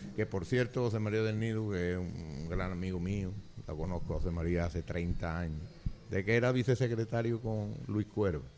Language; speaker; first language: Spanish; native; Spanish